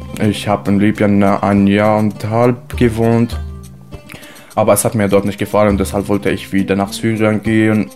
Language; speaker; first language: German; non-native, learner; Arabic